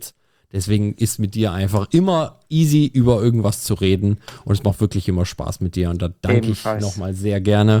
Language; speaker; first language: German; native; German